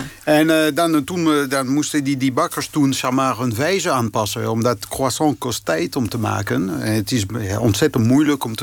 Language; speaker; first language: Dutch; non-native, fluent; French